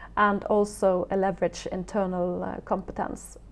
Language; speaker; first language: English; non-native, fluent; Norwegian